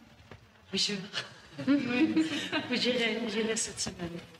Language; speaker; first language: French; non-native, learner; Spanish